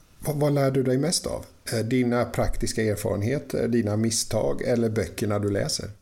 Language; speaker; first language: Swedish; native; Swedish